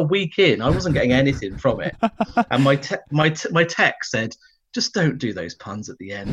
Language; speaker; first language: English; native; English